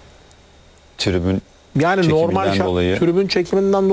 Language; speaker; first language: Turkish; native; Turkish